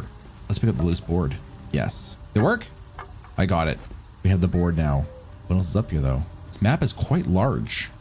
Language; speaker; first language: English; native; English